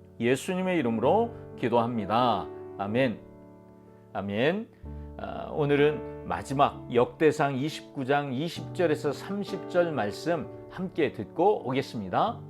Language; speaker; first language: Korean; native; Korean